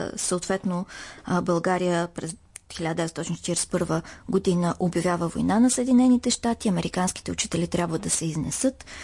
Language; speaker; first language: Bulgarian; native; Bulgarian